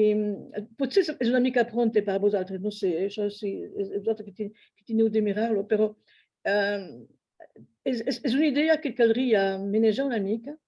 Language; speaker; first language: Catalan; non-native, fluent; French